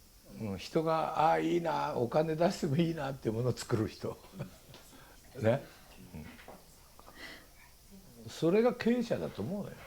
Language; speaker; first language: Japanese; native; Japanese